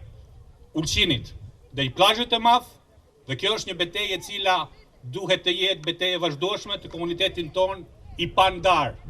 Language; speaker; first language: Albanian; native; Albanian